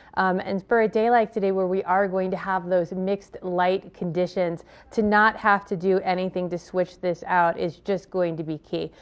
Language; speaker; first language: English; native; English